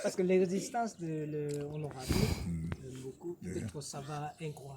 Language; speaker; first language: French; non-native, fluent; Japanese